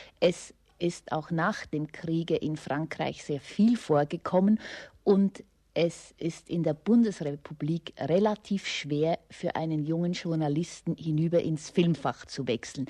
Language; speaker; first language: German; native; German